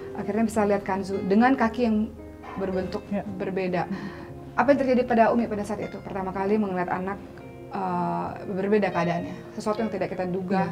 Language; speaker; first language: Indonesian; native; Indonesian